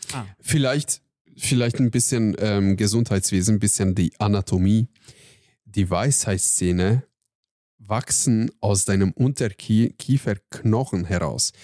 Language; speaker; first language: German; non-native, fluent; Hungarian